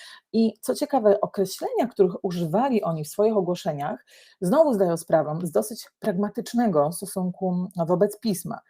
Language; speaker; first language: Polish; native; Polish